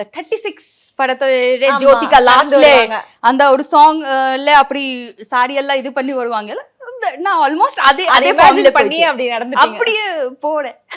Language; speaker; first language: Tamil; non-native, local second language; Bangla